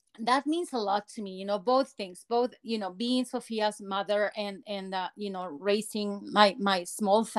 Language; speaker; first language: English; non-native, fluent; Spanish